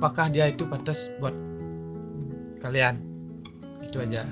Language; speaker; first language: Indonesian; native; Indonesian